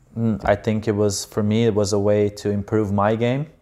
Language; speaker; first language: English; non-native, fluent; Slovenian